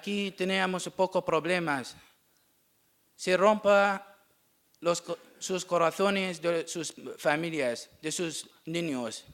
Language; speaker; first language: Spanish; non-native, learner; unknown